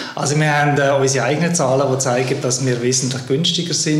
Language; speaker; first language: German; native; German